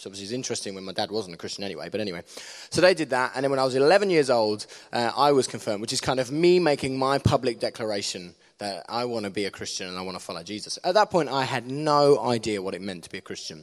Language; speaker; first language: English; native; English